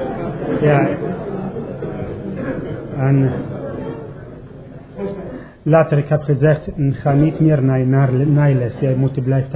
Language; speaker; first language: Dutch; non-native, learner; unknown